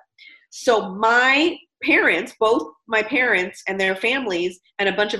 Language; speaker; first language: English; native; English